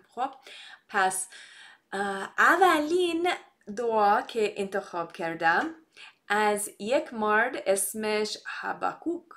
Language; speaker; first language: Persian; non-native, fluent; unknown